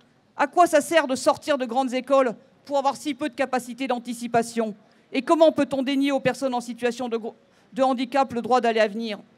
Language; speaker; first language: French; native; French